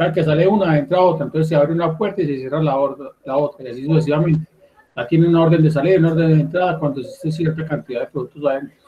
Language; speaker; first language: Spanish; native; Spanish